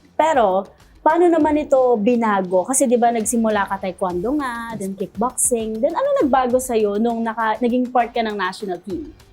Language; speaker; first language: Filipino; native; Filipino